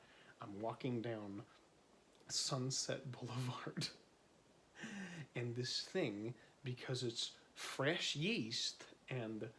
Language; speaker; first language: English; native; English